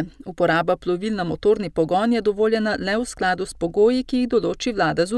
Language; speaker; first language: Slovenian; native; Slovenian